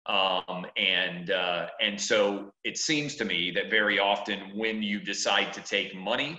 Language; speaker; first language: English; native; English